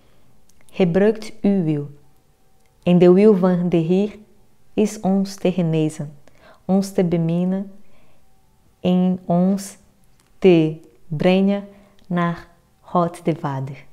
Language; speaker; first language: Dutch; non-native, fluent; Portuguese